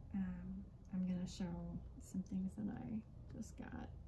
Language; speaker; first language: English; native; English